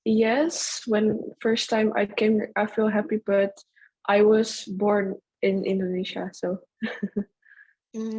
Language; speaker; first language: English; non-native, fluent; Dutch